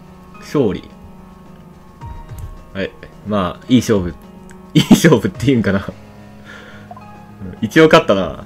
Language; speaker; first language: Japanese; native; Japanese